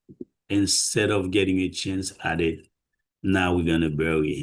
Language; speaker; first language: English; non-native, fluent; Haitian Creole